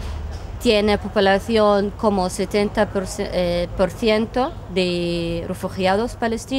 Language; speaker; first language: Spanish; non-native, fluent; Arabic